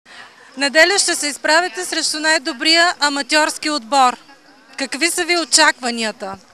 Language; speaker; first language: Bulgarian; native; Bulgarian